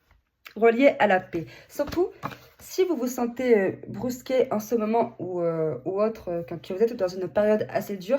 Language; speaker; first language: French; native; French